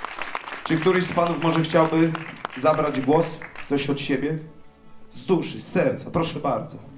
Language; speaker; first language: Polish; native; Polish